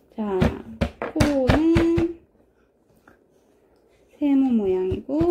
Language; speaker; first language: Korean; native; Korean